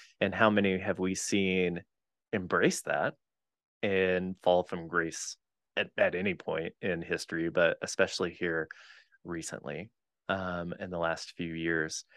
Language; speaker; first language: English; native; English